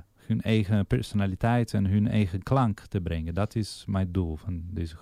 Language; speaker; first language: Dutch; non-native, fluent; Portuguese